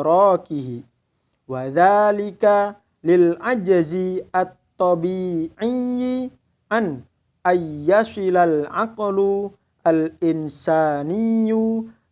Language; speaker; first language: Arabic; non-native, fluent; Indonesian